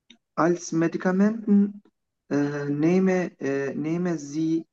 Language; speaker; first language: German; non-native, learner; Turkish